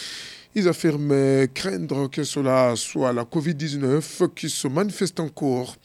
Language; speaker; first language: French; non-native, local second language; Rundi